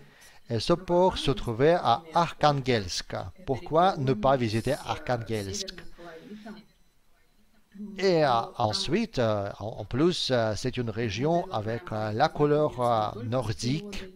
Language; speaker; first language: French; non-native, fluent; Russian